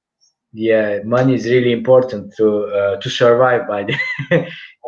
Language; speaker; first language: English; non-native, fluent; Turkish